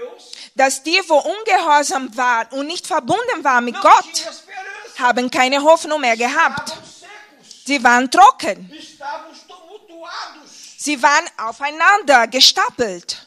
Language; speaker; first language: German; non-native, fluent; Portuguese